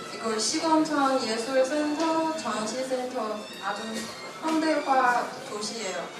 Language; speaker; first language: Korean; non-native, fluent; Chinese